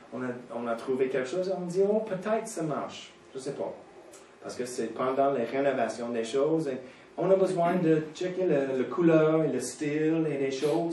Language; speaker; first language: French; non-native, fluent; English